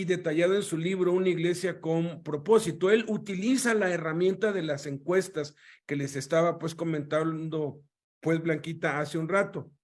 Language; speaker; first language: Spanish; native; Spanish